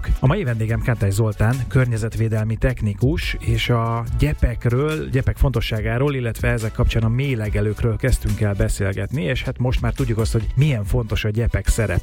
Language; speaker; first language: Hungarian; native; Hungarian